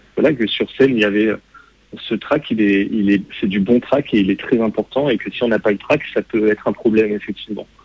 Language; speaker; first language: French; native; French